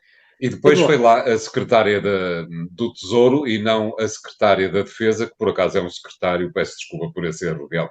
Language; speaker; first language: Portuguese; native; Portuguese